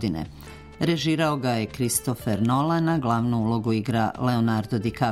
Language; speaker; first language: Croatian; native; Croatian